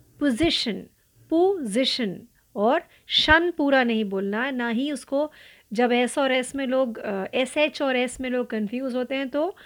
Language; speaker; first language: Hindi; non-native, local second language; Marathi